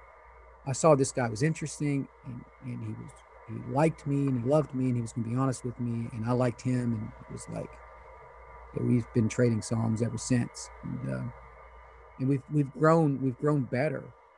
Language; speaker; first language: English; early bilingual, other home language; Pennsylvania German